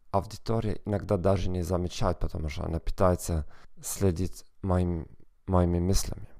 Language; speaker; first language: Russian; non-native, fluent; German